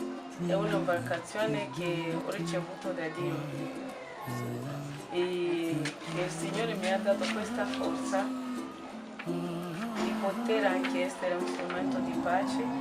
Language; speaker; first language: Italian; non-native, learner; French